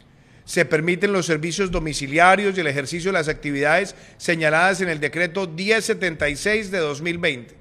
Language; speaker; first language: Spanish; native; Spanish